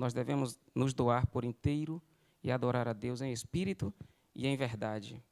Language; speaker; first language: Portuguese; native; Portuguese